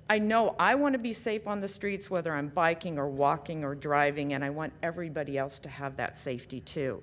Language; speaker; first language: English; native; English